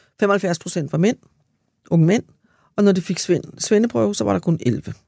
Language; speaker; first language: Danish; native; Danish